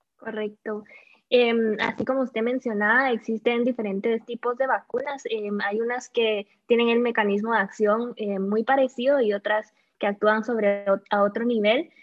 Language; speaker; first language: Spanish; native; Spanish